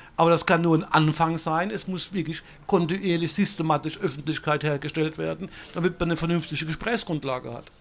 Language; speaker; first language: German; non-native, fluent; Italian